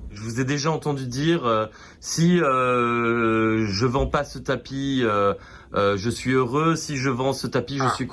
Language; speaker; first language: French; native; French